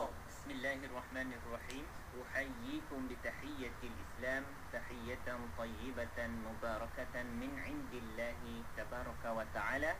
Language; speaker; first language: Arabic; non-native, fluent; Malay